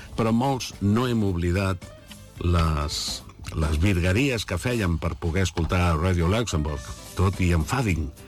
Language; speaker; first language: Catalan; native; Catalan